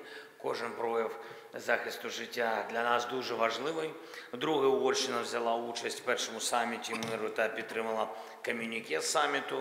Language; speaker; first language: Ukrainian; non-native, local second language; Russian